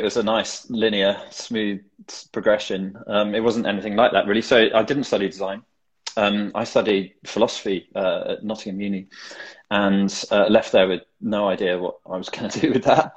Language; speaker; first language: English; native; English